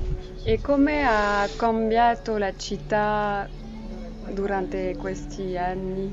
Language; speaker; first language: Italian; non-native, learner; French